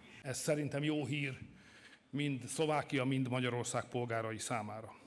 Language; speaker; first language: Hungarian; native; Hungarian